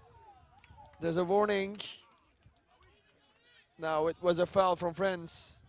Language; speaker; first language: English; non-native, fluent; Turkish